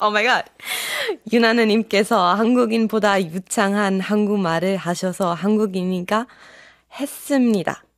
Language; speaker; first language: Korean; non-native, fluent; German